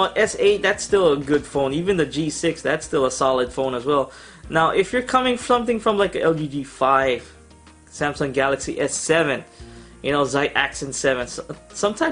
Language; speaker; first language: English; native; English